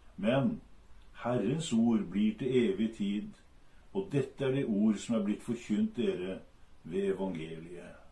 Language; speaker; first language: Norwegian; native; Norwegian